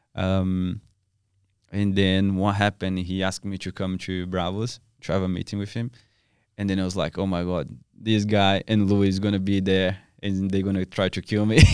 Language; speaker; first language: English; non-native, learner; Portuguese